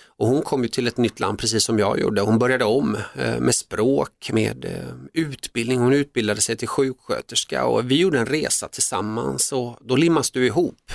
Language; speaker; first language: Swedish; early bilingual, other home language; Finnish